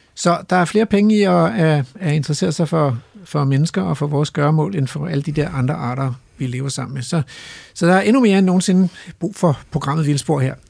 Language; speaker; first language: Danish; native; Danish